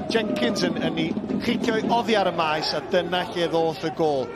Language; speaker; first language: Welsh; native; Welsh